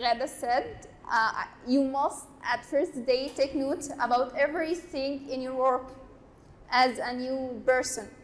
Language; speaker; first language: English; non-native, learner; Arabic